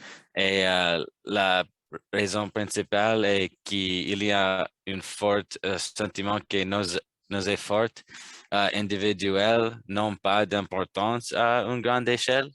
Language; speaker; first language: French; non-native, learner; English